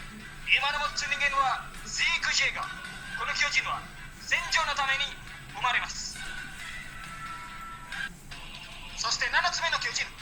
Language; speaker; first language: Japanese; non-native, learner; Indonesian